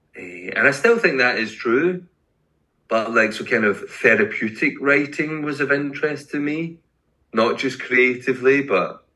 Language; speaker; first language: English; native; English